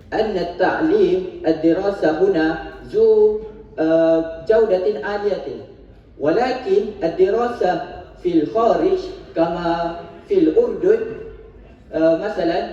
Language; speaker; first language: Arabic; non-native, learner; Malay